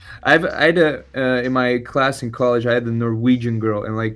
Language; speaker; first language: English; non-native, fluent; Dutch